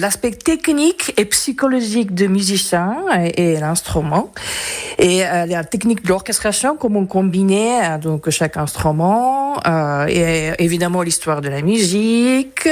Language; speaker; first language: French; non-native, fluent; Japanese